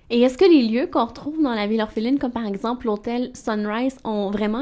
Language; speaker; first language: French; native; French